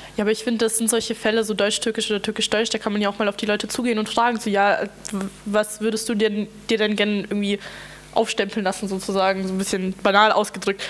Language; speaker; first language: German; non-native, fluent; Russian